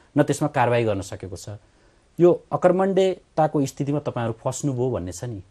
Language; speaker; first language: Nepali; native; Nepali